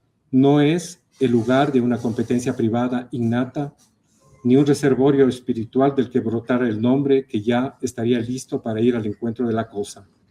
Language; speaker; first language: Spanish; native; Spanish